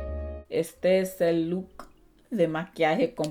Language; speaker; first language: Spanish; non-native, learner; English